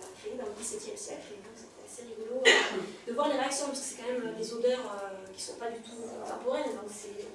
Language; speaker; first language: French; native; French